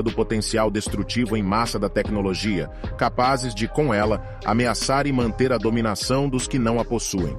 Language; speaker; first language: Portuguese; native; Portuguese